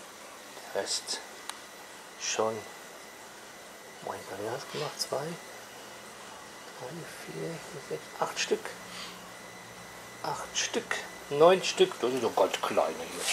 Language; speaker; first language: German; native; German